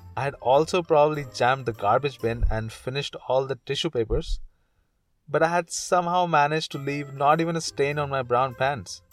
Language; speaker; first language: English; non-native, local second language; Hindi